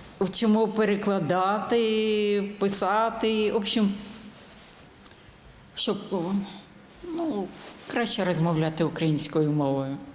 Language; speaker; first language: Ukrainian; non-native, local second language; Russian